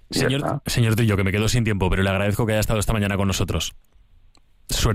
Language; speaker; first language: Spanish; native; Spanish